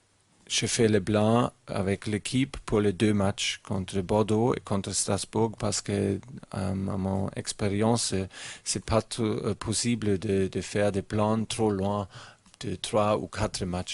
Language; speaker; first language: French; non-native, learner; German